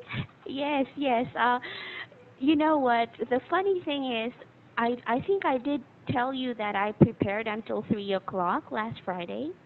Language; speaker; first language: English; non-native, fluent; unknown